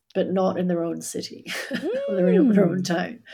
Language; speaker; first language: English; native; English